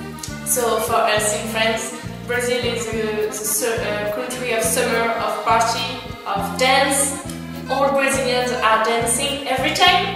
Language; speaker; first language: English; non-native, learner; French